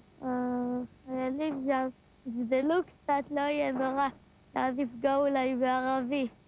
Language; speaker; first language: Hebrew; native; Hebrew